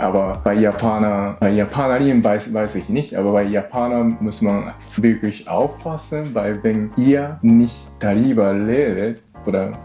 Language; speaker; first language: German; non-native, learner; Japanese